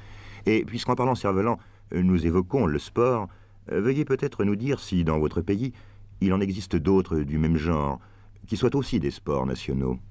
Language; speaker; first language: French; native; French